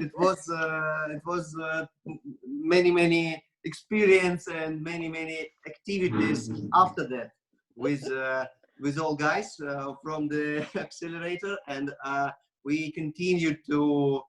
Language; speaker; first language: English; non-native, learner; Russian